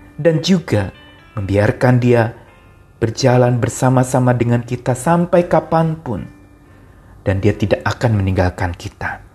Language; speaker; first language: Indonesian; native; Indonesian